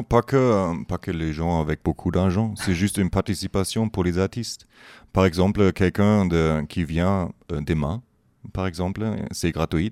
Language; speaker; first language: French; non-native, fluent; German